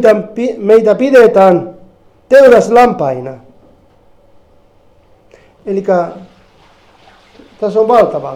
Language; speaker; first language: Finnish; non-native, fluent; Spanish